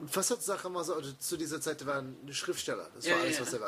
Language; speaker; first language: German; non-native, fluent; English